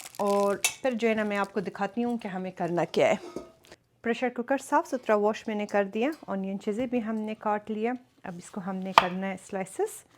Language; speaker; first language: Urdu; early bilingual, other home language; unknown